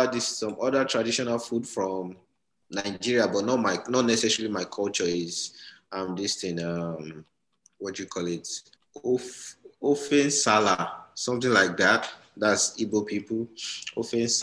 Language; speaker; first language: English; non-native, local second language; Yoruba